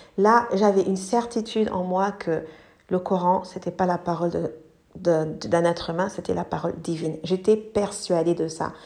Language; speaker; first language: French; non-native, local second language; English